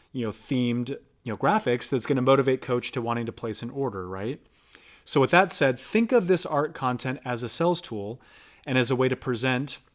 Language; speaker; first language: English; native; English